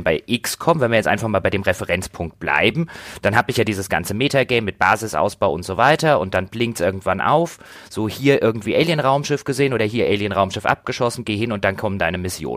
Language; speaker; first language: German; native; German